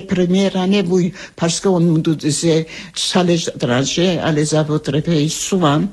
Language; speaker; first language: French; non-native, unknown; Armenian